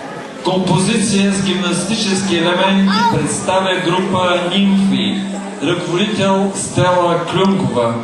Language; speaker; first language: Bulgarian; native; Bulgarian